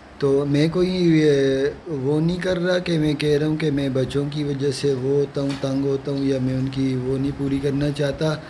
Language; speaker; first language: Urdu; non-native, local second language; Punjabi